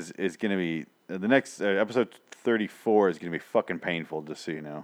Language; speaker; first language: English; native; English